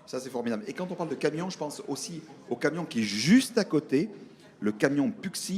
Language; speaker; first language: French; native; French